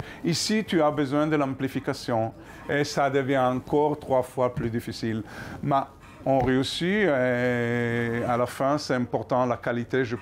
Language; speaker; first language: French; non-native, fluent; Hebrew